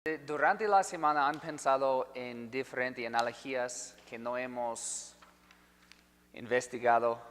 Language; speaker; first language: Spanish; non-native, fluent; English